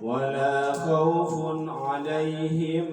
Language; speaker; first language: Arabic; non-native, fluent; Indonesian